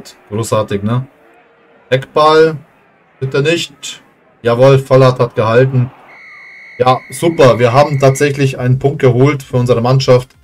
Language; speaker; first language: German; native; German